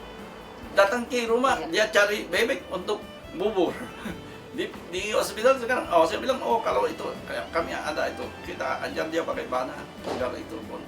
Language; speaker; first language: Indonesian; non-native, fluent; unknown